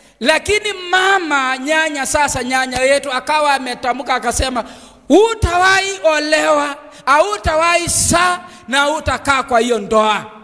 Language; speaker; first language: Swahili; non-native, local second language; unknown